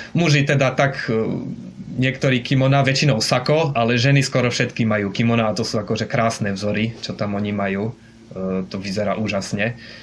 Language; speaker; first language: Slovak; native; Slovak